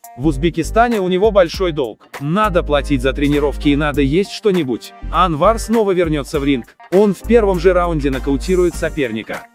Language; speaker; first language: Russian; non-native, local second language; Uzbek